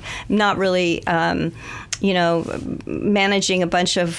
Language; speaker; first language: English; native; English